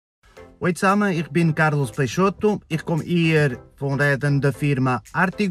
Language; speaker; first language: German; non-native, learner; Portuguese